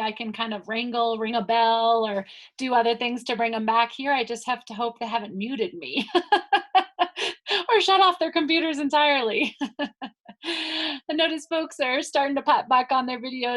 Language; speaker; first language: English; native; English